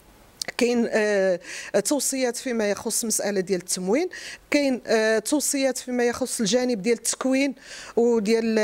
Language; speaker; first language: Arabic; native; Arabic